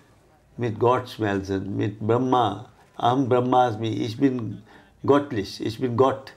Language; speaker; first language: German; non-native, fluent; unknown